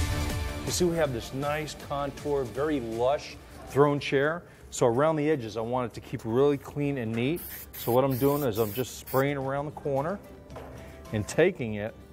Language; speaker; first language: English; native; English